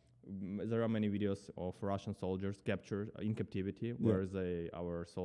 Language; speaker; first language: English; non-native, fluent; Ukrainian